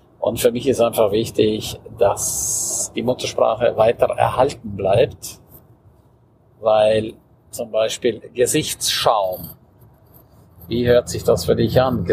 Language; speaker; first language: German; non-native, local second language; Romansh